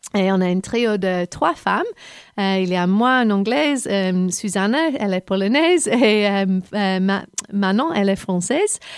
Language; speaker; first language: French; non-native, fluent; English